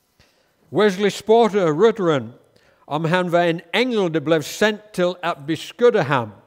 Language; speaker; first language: Danish; non-native, fluent; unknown